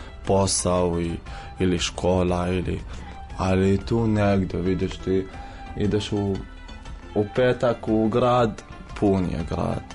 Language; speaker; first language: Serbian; non-native, fluent; Arabic